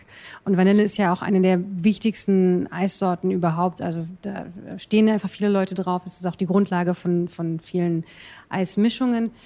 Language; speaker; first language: German; native; German